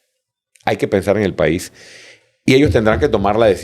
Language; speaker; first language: Spanish; native; Spanish